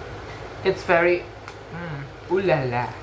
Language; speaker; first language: English; non-native, learner; Indonesian